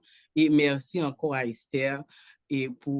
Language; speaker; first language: French; non-native, local second language; Haitian Creole